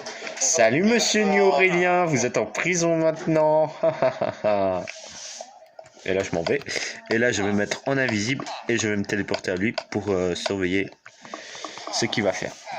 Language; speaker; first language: French; native; French